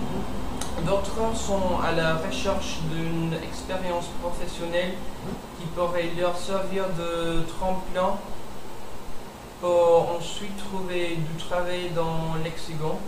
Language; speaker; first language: French; non-native, learner; English